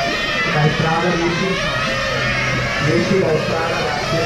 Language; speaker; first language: Italian; native; Italian